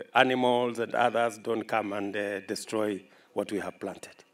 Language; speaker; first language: English; non-native, local second language; Kalenjin